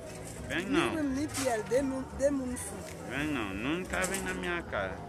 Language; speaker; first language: Portuguese; non-native, learner; Haitian Creole